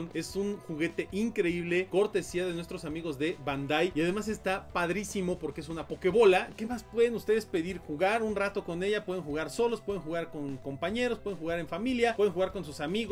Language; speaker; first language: Spanish; native; Spanish